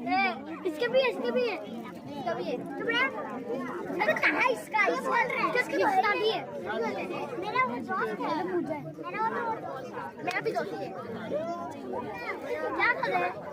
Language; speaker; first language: Hindi; non-native, local second language; Manipuri